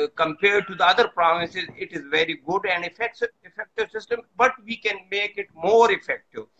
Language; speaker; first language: English; non-native, local second language; Pashto